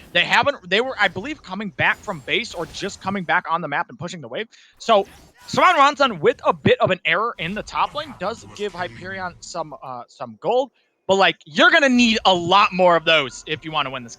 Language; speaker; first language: English; native; English